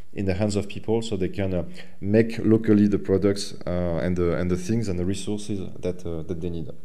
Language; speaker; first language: English; non-native, fluent; French